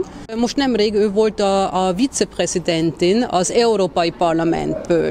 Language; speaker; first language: Hungarian; early bilingual, heritage; Hungarian